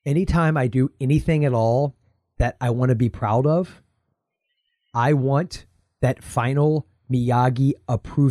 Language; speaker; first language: English; native; English